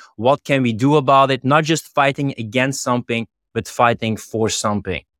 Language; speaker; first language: English; non-native, fluent; Dutch